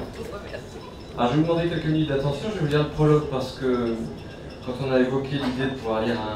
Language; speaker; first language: French; native; French